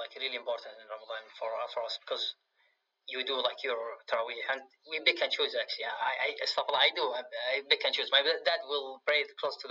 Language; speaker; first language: English; non-native, fluent; Arabic